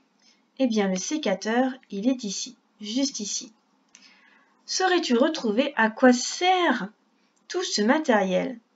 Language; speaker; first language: French; native; French